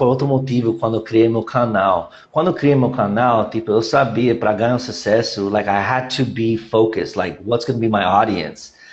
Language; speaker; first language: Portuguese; non-native, fluent; English